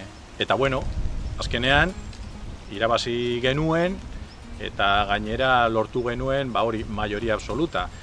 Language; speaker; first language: Basque; non-native, local second language; Spanish